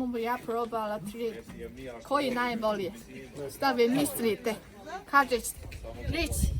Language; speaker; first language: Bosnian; non-native, learner; Chinese